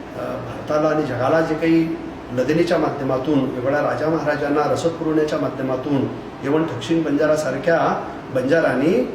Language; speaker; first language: Marathi; non-native, local second language; Lambadi